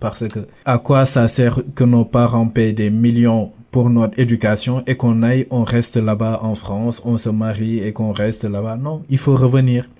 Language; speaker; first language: French; non-native, local second language; Wolof